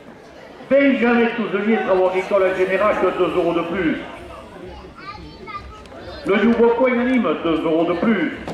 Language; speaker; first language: French; native; French